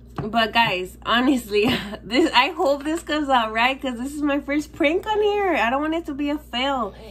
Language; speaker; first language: English; early bilingual, other home language; Spanish